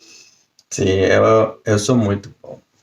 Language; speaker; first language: Portuguese; non-native, learner; Spanish